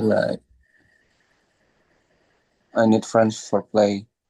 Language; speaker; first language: English; non-native, learner; Indonesian